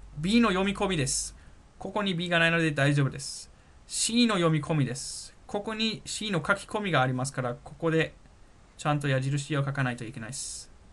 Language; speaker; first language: Japanese; non-native, fluent; German